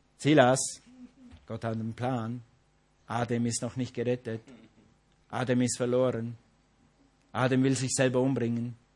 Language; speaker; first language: German; non-native, fluent; English